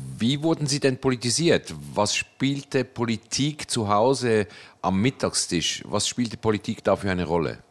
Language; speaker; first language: German; native; German